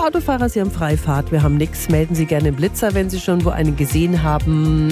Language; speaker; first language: German; native; German